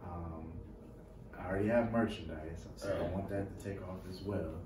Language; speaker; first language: English; native; English